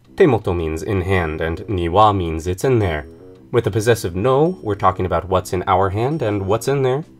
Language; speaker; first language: English; native; English